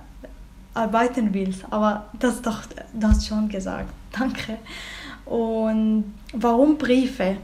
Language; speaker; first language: German; non-native, learner; Arabic